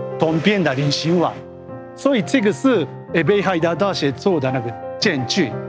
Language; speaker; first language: Chinese; non-native, learner; Japanese